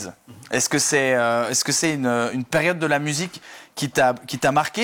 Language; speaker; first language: French; native; French